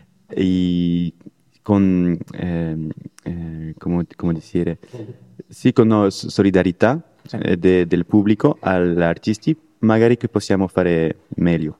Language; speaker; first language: Italian; non-native, learner; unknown